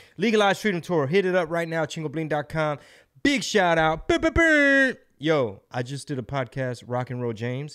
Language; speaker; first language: English; native; English